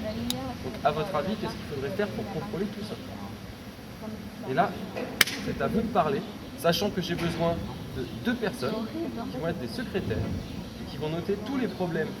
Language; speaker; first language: French; native; French